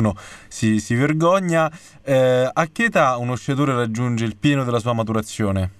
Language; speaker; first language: Italian; native; Italian